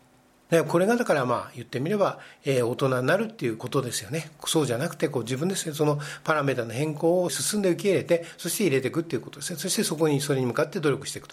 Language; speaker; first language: Japanese; native; Japanese